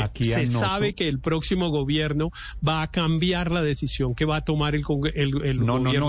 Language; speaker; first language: Spanish; native; Spanish